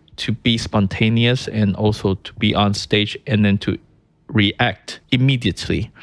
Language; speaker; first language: English; early bilingual, other home language; Chinese